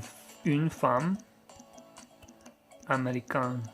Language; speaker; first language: French; non-native, learner; English